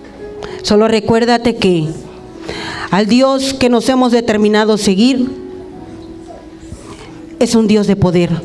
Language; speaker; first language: Spanish; native; Spanish